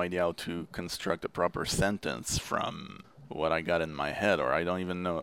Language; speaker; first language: English; non-native, fluent; French